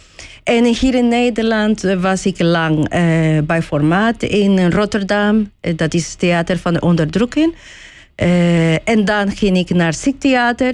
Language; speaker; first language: Dutch; non-native, learner; Spanish